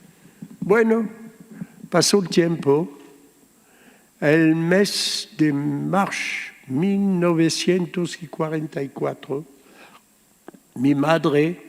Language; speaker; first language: Spanish; early bilingual, heritage; Ladino